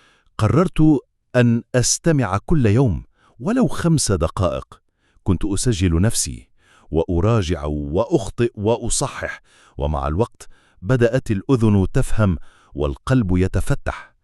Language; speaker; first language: Arabic; non-native, fluent; Turkish